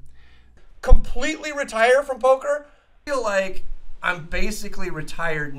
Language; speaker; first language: English; native; English